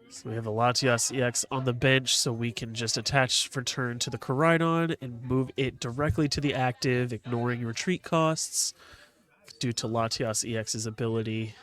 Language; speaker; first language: English; native; English